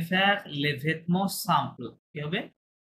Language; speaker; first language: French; non-native, fluent; Bangla